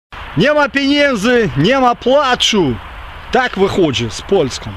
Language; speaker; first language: Polish; early bilingual, heritage; Ukrainian